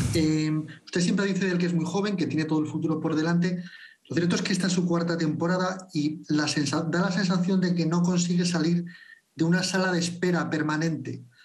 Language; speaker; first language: Spanish; native; Spanish